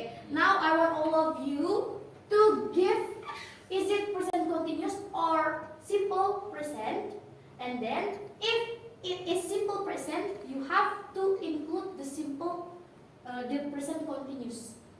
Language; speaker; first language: English; non-native, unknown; Indonesian